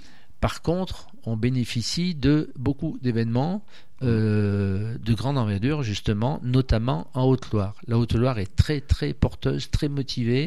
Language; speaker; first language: French; native; French